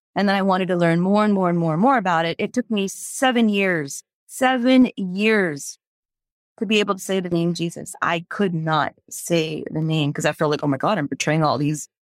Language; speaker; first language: English; native; English